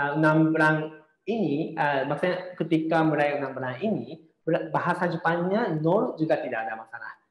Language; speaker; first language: Indonesian; non-native, fluent; Japanese